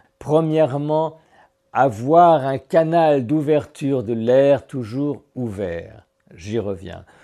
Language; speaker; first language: French; native; French